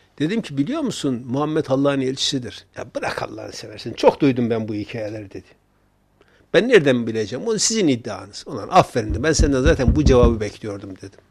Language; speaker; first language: Turkish; native; Turkish